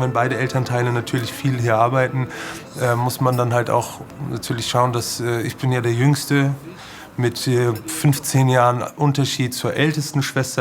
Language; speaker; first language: German; early bilingual, other home language; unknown